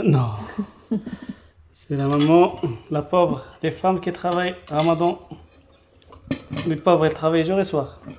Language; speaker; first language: French; non-native, learner; Arabic